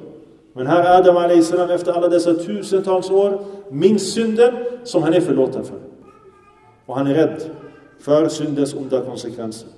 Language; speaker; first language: Swedish; early bilingual, other home language; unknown